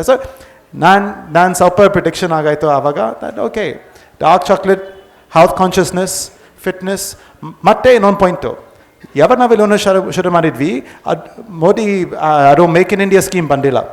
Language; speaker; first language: Kannada; non-native, fluent; English